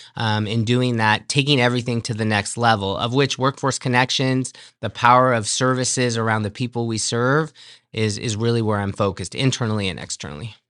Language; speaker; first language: English; native; English